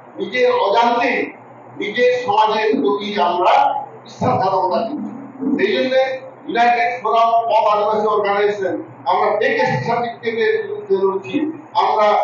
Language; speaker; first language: Bangla; non-native, local second language; Santali